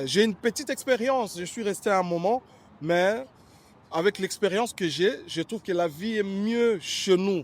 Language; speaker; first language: French; non-native, local second language; Lingala